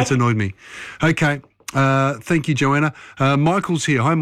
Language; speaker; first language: English; native; English